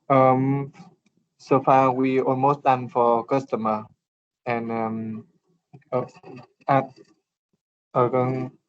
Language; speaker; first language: English; non-native, learner; Vietnamese